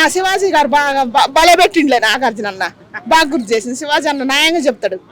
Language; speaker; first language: Telugu; native; Telugu